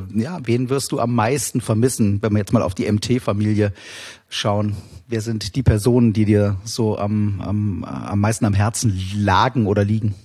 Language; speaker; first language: German; native; German